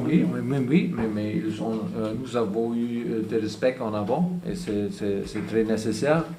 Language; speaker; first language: French; non-native, fluent; German